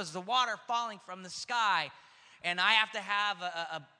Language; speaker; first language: English; native; English